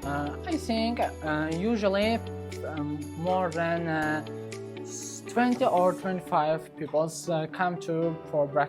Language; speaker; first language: English; non-native, local second language; Uzbek